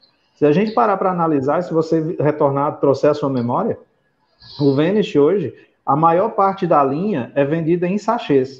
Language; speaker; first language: Portuguese; native; Portuguese